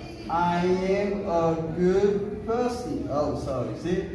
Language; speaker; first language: English; non-native, fluent; Haitian Creole